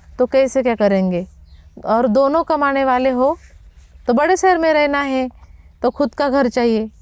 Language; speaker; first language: Hindi; non-native, local second language; Marathi